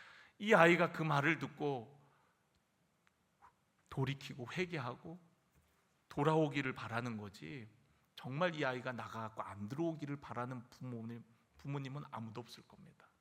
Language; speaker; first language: Korean; native; Korean